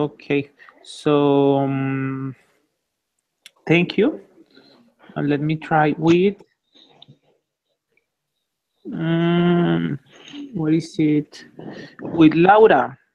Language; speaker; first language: English; non-native, fluent; Spanish